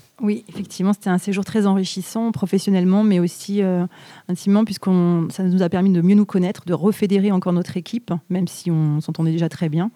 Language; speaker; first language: French; native; French